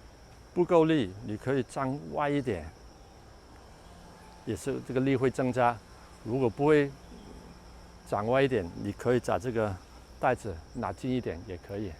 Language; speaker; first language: Chinese; non-native, local second language; Cantonese